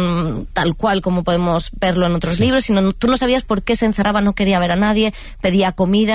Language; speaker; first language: Spanish; native; Spanish